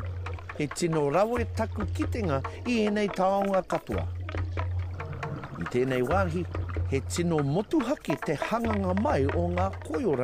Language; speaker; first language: Māori; non-native, local second language; English